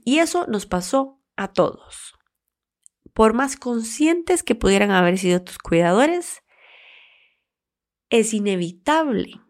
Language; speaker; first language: Spanish; native; Spanish